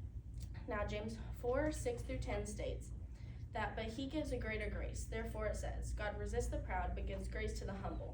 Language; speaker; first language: English; native; English